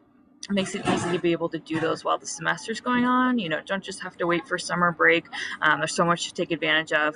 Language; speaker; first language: English; native; English